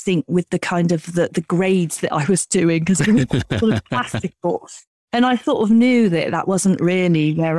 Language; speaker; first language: English; native; English